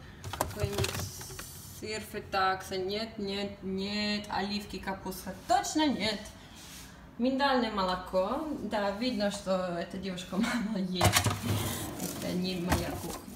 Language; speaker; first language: Russian; non-native, fluent; Italian